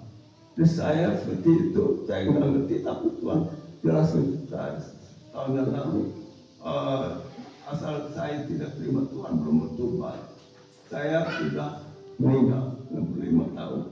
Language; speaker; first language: Indonesian; non-native, fluent; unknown